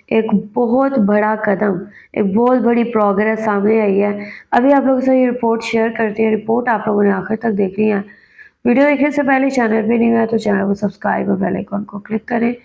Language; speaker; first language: Urdu; native; Urdu